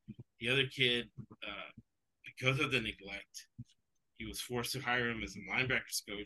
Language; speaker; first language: English; early bilingual, other home language; Spanish